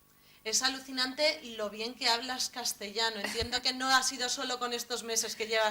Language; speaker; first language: Spanish; native; Spanish